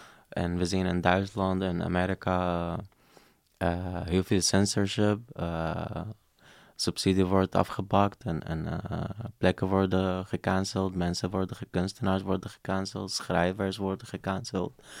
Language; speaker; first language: Dutch; non-native, fluent; Arabic